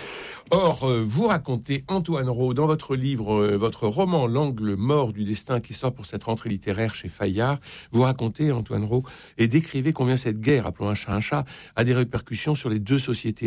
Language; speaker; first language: French; native; French